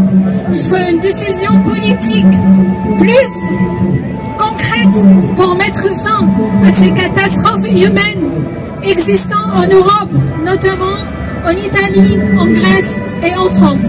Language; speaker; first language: French; non-native, fluent; Arabic